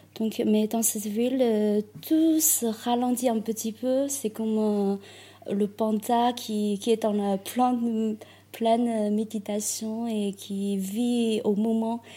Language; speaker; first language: French; non-native, fluent; Chinese